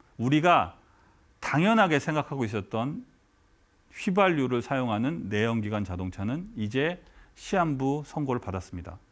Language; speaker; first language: Korean; native; Korean